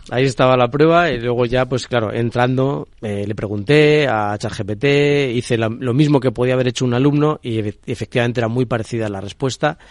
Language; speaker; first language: Spanish; native; Spanish